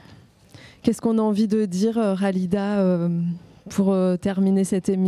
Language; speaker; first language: French; native; French